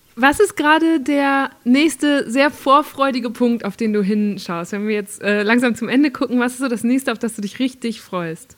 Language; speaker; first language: German; native; German